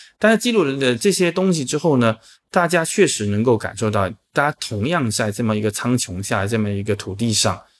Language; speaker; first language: Chinese; non-native, local second language; Min Nan Chinese